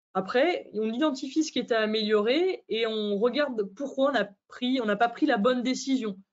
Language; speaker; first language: French; native; French